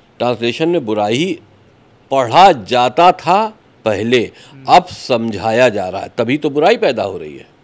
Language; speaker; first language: Hindi; native; Hindi